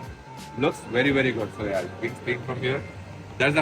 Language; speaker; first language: English; non-native, local second language; Hindi